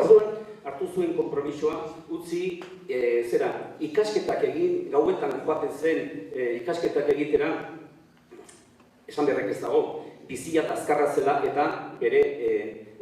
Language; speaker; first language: Basque; native; Basque